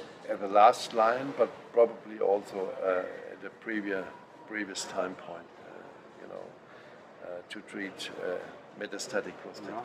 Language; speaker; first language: English; non-native, fluent; German